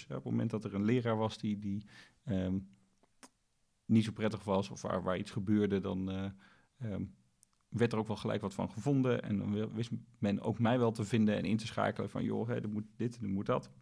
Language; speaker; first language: Dutch; native; Dutch